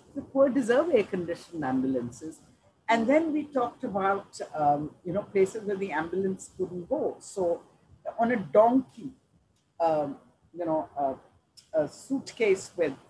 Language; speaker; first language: English; non-native, local second language; Punjabi